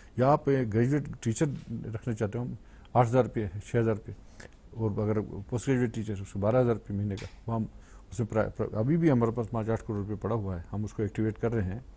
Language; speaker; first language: Urdu; non-native, local second language; Kashmiri